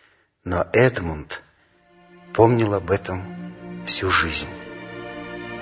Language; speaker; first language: Russian; native; Russian